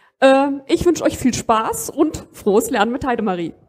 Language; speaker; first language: German; native; German